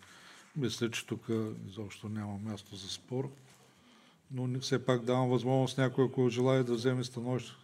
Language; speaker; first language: Bulgarian; native; Bulgarian